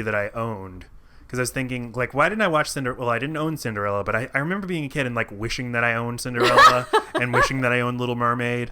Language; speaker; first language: English; native; English